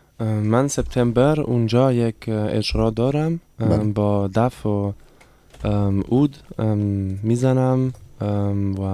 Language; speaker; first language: Persian; non-native, learner; German